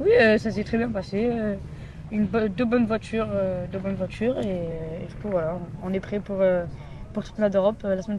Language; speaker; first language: French; native; French